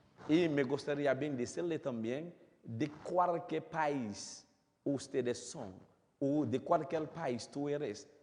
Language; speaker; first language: Spanish; non-native, fluent; Haitian Creole